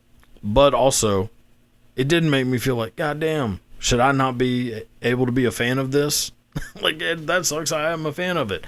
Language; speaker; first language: English; native; English